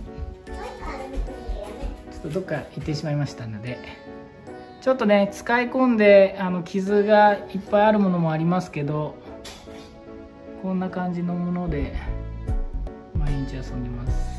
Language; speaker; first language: Japanese; native; Japanese